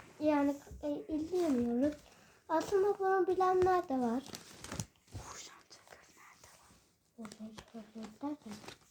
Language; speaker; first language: Turkish; early bilingual, heritage; Turkish